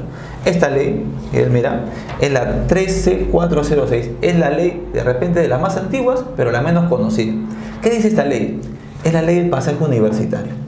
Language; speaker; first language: Spanish; native; Spanish